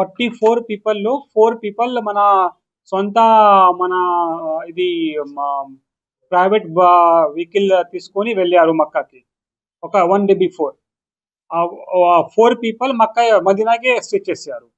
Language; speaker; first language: Telugu; non-native, local second language; Urdu